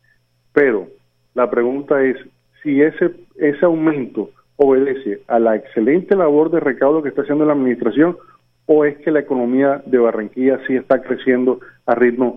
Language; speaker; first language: Spanish; native; Spanish